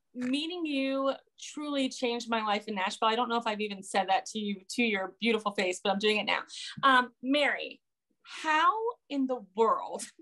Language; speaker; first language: English; native; English